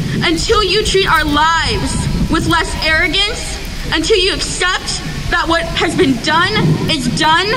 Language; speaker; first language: English; native; English